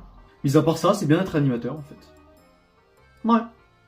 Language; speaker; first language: French; native; French